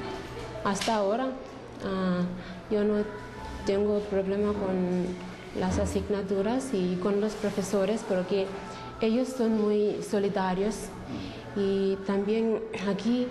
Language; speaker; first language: Spanish; non-native, learner; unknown